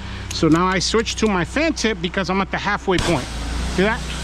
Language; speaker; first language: English; native; English